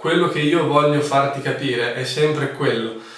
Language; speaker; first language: Italian; native; Italian